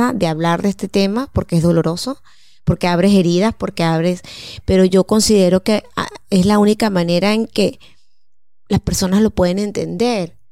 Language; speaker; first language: Spanish; native; Spanish